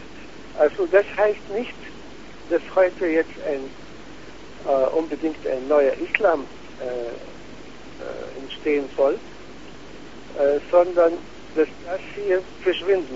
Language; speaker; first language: German; non-native, fluent; Arabic